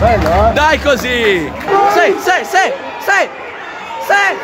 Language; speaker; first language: Italian; native; Italian